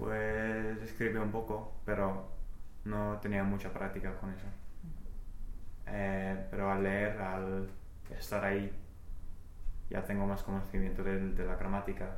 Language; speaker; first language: Spanish; non-native, fluent; English